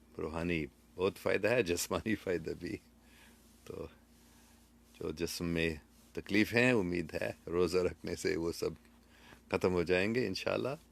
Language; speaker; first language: Urdu; early bilingual, other home language; English